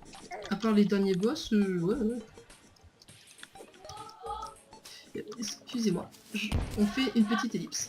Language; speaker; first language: French; native; French